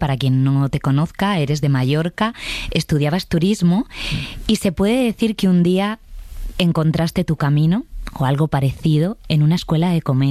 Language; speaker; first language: Spanish; native; Spanish